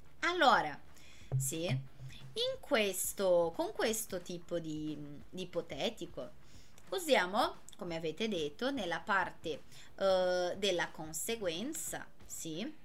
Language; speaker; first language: Italian; non-native, fluent; Portuguese